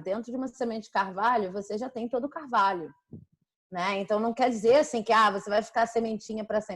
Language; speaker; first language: Portuguese; native; Portuguese